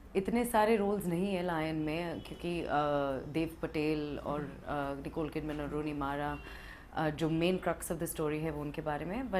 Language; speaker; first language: Hindi; early bilingual, heritage; English